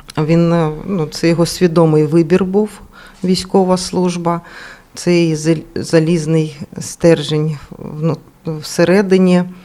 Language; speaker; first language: Ukrainian; non-native, local second language; Russian